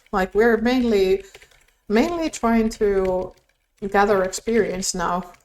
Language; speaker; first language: English; non-native, fluent; Finnish